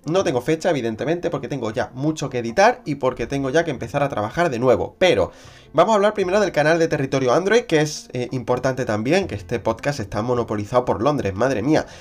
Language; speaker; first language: Spanish; native; Spanish